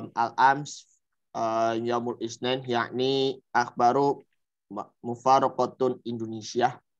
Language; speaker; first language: Arabic; non-native, learner; Indonesian